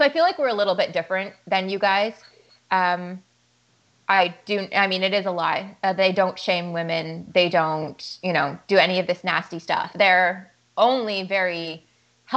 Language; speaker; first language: English; native; English